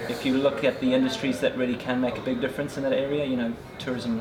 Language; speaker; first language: English; native; English